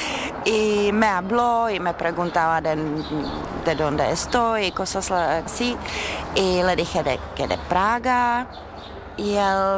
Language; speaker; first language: Spanish; non-native, fluent; Czech